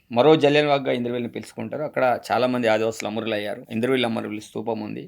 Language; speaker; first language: Telugu; non-native, local second language; Gondi